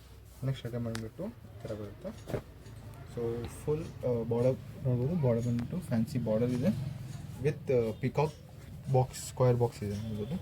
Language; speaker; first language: Kannada; non-native, local second language; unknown